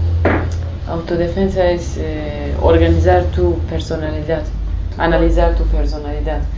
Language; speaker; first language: Spanish; non-native, learner; Kurdish